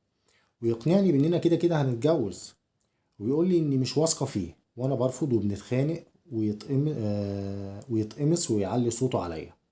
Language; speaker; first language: Arabic; native; Arabic